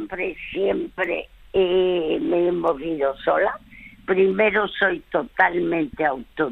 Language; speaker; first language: Spanish; early bilingual, other home language; French